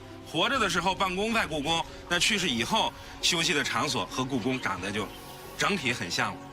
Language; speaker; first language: Chinese; native; Chinese